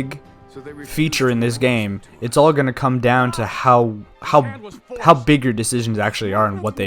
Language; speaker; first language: English; native; English